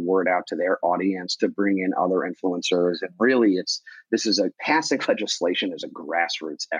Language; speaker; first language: English; native; English